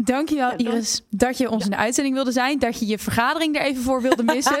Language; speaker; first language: Dutch; native; Dutch